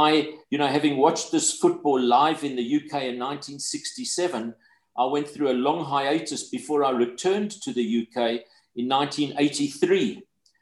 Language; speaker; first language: English; native; English